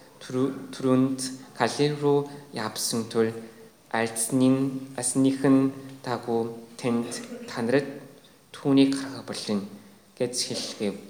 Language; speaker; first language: Mongolian; non-native, fluent; Korean